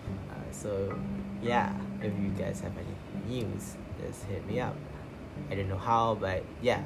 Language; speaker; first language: English; non-native, local second language; Malay